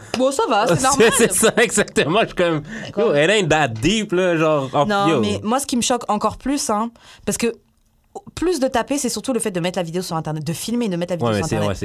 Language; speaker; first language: French; native; French